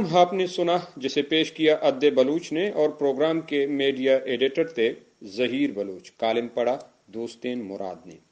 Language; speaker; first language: Urdu; non-native, local second language; Baluchi